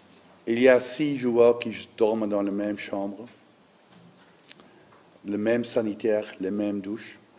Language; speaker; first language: French; non-native, learner; Dutch